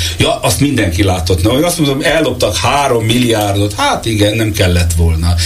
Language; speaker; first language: Hungarian; native; Hungarian